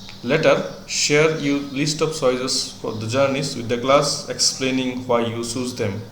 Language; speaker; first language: English; non-native, local second language; Bangla